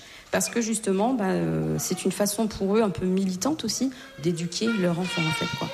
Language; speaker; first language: French; native; French